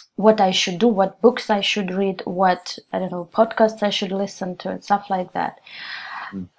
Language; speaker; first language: English; non-native, fluent; Russian